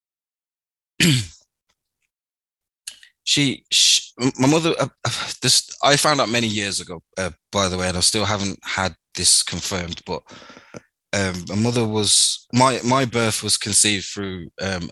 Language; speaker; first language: English; native; English